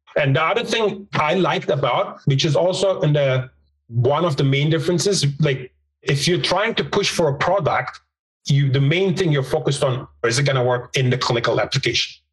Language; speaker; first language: English; non-native, fluent; Turkish